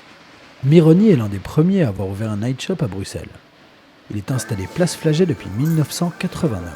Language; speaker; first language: French; native; French